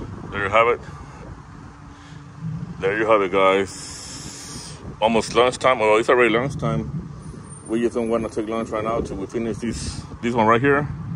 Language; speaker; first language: English; early bilingual, other home language; Spanish